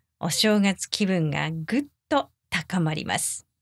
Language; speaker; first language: Japanese; native; Japanese